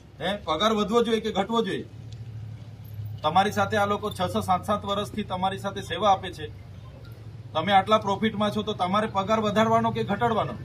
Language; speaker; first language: Gujarati; non-native, local second language; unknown